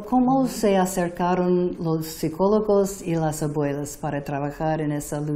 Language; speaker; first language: Spanish; non-native, fluent; English